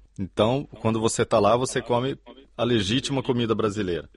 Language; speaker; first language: Portuguese; native; Portuguese